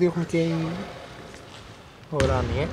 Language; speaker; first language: Greek; native; Greek